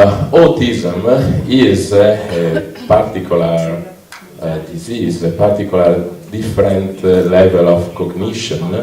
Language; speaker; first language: English; non-native, learner; Italian